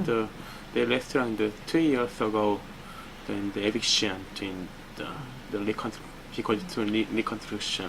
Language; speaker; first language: English; non-native, learner; Korean